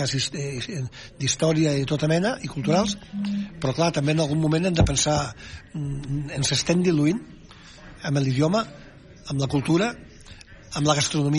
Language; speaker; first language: Catalan; native; Catalan